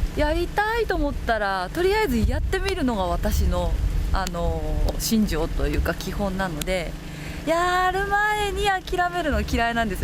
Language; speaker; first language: Japanese; native; Japanese